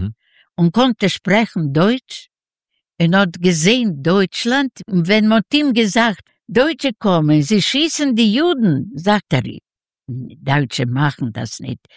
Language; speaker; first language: German; non-native, learner; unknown